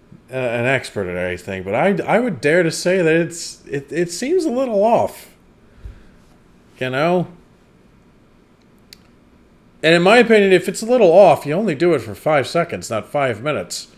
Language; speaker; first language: English; native; English